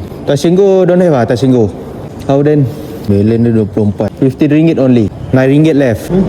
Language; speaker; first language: Malay; native; Malay